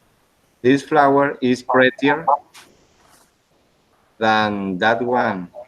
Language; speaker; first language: English; non-native, learner; Spanish